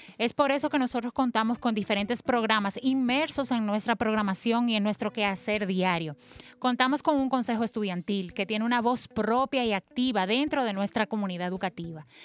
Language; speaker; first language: Spanish; native; Spanish